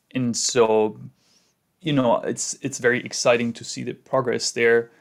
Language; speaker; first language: English; non-native, fluent; German